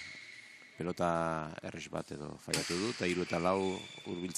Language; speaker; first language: Basque; native; Basque